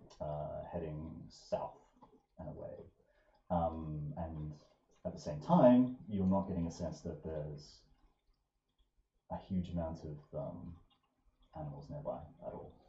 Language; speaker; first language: English; native; English